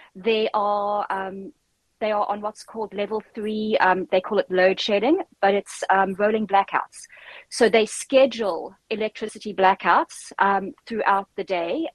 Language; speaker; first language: English; native; English